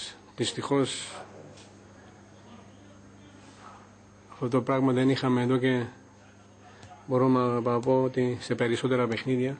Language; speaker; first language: Greek; non-native, fluent; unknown